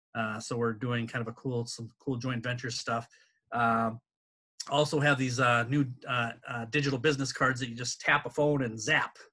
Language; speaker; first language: English; native; English